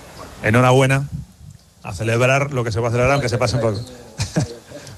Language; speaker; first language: Spanish; native; Spanish